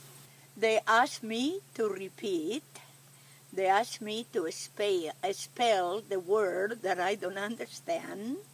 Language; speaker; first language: English; non-native, fluent; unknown